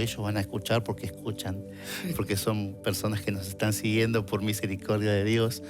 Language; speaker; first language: Spanish; native; Spanish